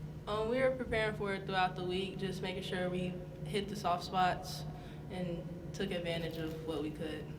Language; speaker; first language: English; native; English